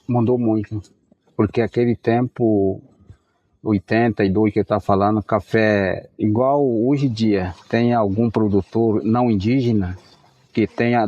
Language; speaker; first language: Portuguese; non-native, local second language; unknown